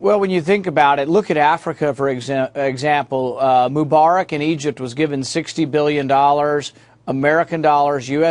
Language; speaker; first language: English; native; English